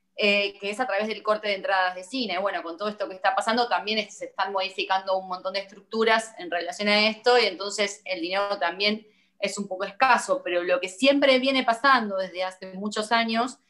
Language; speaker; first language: Spanish; native; Spanish